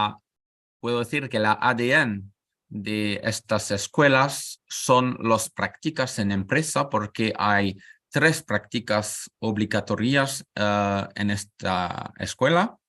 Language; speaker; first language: Spanish; non-native, learner; French